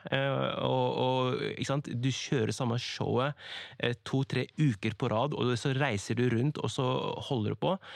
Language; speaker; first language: Norwegian; early bilingual, other home language; Kurdish